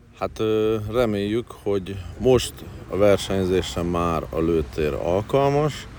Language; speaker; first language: Hungarian; native; Hungarian